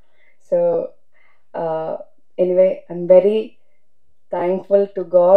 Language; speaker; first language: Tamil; non-native, fluent; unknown